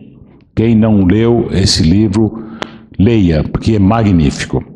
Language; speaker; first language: Portuguese; native; Portuguese